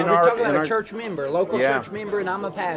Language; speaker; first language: English; native; English